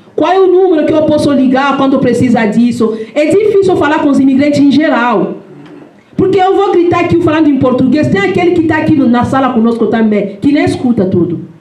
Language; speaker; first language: Portuguese; non-native, fluent; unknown